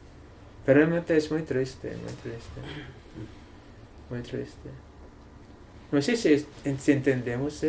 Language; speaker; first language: Spanish; non-native, learner; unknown